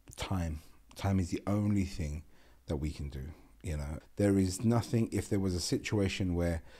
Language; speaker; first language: English; non-native, local second language; Gujarati